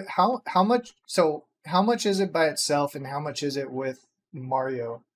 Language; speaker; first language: English; native; English